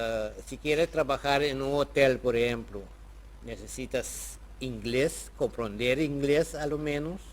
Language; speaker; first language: Spanish; non-native, fluent; Papiamento